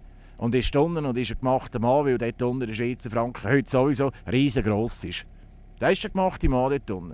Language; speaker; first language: German; native; German